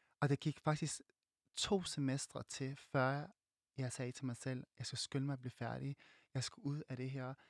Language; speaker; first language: Danish; early bilingual, other home language; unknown